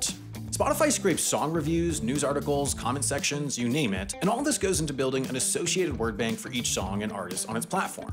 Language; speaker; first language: English; native; English